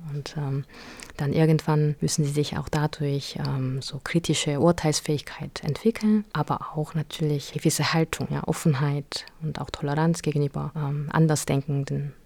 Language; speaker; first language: German; non-native, fluent; Korean